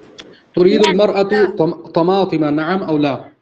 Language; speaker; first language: Arabic; non-native, fluent; Urdu